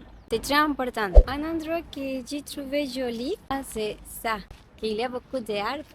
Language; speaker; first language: French; non-native, learner; Spanish